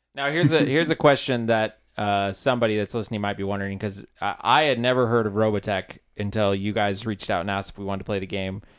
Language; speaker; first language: English; native; English